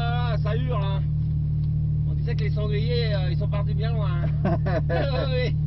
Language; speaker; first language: French; native; French